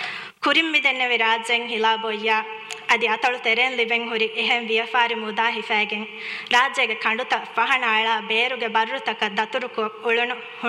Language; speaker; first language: English; non-native, fluent; Divehi